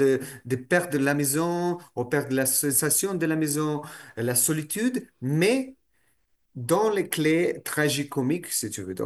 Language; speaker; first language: French; non-native, fluent; Russian